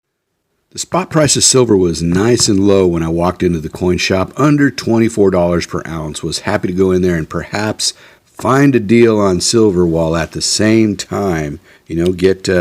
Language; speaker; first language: English; native; English